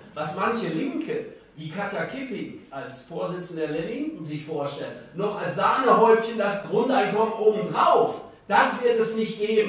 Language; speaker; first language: German; native; German